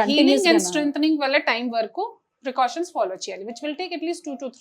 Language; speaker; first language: Telugu; non-native, fluent; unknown